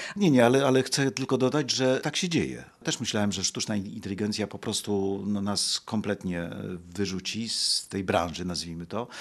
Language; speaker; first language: Polish; native; Polish